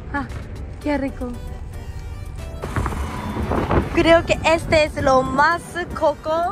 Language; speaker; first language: Spanish; non-native, fluent; Japanese